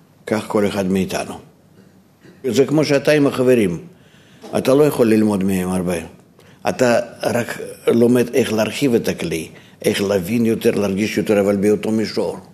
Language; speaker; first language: Hebrew; non-native, fluent; Russian